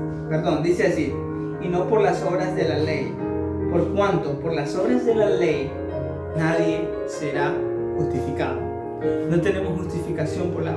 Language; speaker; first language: Spanish; native; Spanish